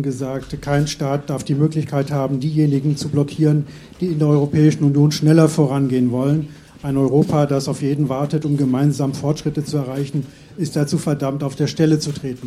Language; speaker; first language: German; native; German